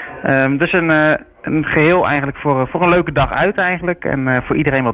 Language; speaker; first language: Dutch; native; Dutch